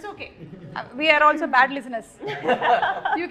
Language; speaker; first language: Telugu; native; Telugu